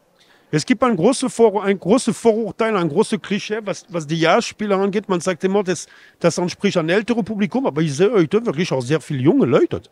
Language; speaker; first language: German; non-native, fluent; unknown